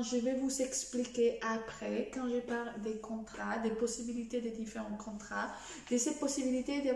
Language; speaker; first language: French; non-native, fluent; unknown